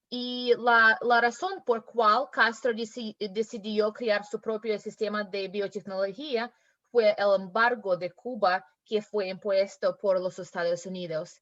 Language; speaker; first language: Spanish; non-native, learner; English